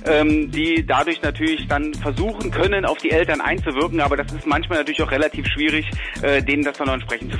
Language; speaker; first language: German; native; German